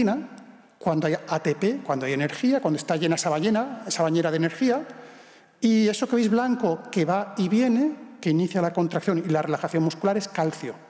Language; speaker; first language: Spanish; native; Spanish